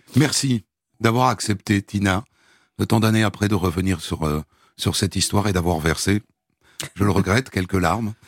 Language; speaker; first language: French; native; French